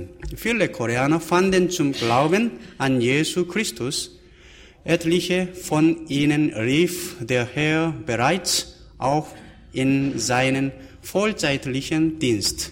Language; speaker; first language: German; non-native, fluent; Korean